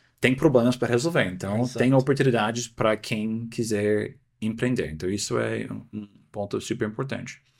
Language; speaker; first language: Portuguese; non-native, fluent; English